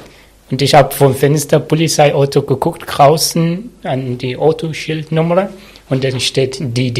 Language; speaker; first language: German; non-native, learner; Arabic